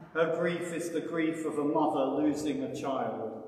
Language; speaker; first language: English; native; English